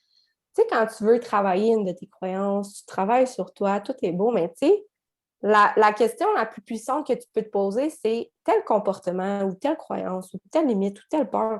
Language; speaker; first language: French; native; French